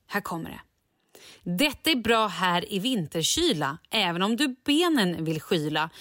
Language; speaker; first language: Swedish; native; Swedish